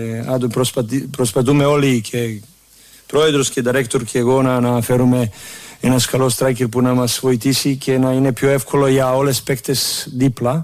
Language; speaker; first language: Greek; non-native, fluent; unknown